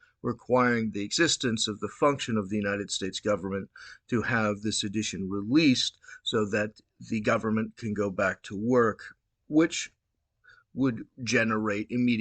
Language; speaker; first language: English; native; English